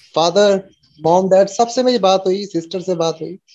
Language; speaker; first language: Hindi; native; Hindi